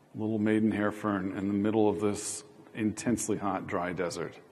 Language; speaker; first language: English; native; English